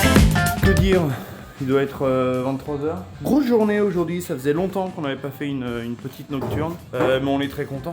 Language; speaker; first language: French; native; French